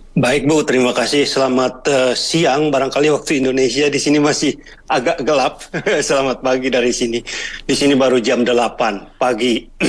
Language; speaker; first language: Indonesian; native; Indonesian